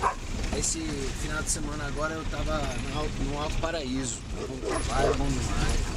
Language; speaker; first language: Portuguese; early bilingual, heritage; Portuguese